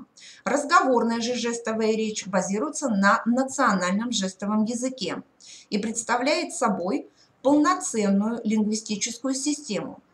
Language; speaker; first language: Russian; native; Russian